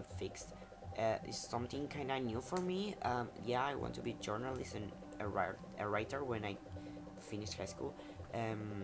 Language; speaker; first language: English; non-native, fluent; Spanish